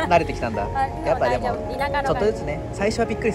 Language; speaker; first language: Japanese; native; Japanese